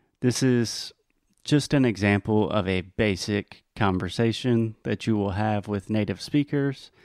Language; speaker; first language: English; non-native, fluent; Portuguese